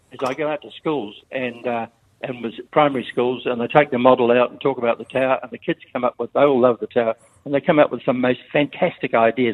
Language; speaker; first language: English; native; English